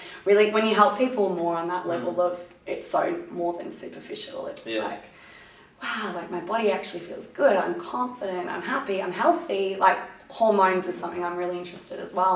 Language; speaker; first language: English; native; English